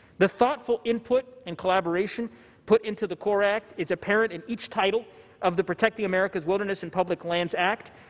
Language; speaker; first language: English; early bilingual, other home language; Tigrinya